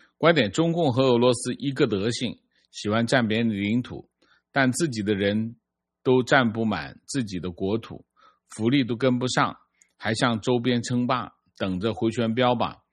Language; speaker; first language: Chinese; native; Chinese